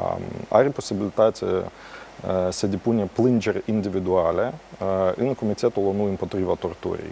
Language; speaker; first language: Romanian; non-native, local second language; Russian